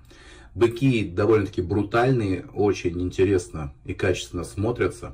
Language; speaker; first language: Russian; native; Russian